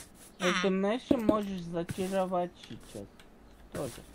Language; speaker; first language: Russian; non-native, learner; English